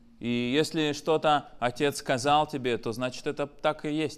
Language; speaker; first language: Russian; native; Russian